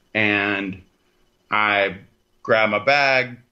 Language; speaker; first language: English; native; English